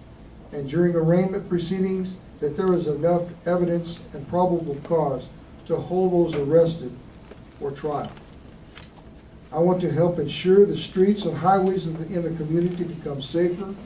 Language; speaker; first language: English; native; English